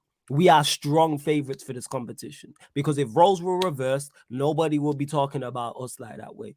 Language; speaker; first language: English; native; English